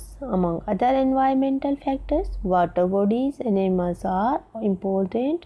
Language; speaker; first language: English; non-native, local second language; Hindi